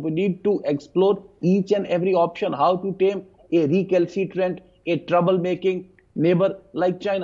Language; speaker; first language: English; non-native, local second language; Dogri